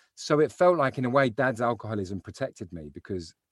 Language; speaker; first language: English; native; English